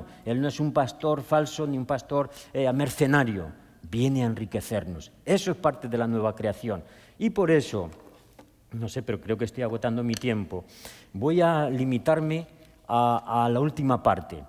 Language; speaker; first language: Spanish; native; Spanish